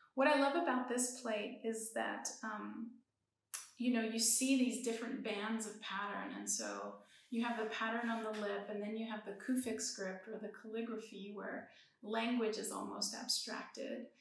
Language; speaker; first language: English; early bilingual, other home language; Persian